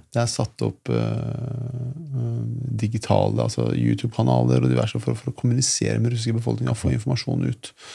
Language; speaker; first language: Norwegian; early bilingual, other home language; Persian